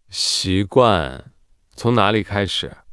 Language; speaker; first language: Chinese; non-native, fluent; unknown